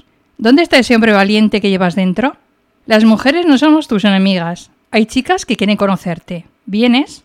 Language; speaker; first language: Spanish; native; Spanish